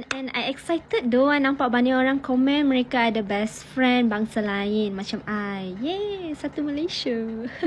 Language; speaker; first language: Malay; non-native, local second language; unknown